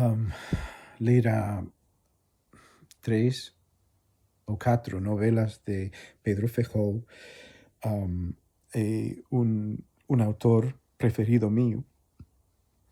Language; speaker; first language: Galician; non-native, fluent; English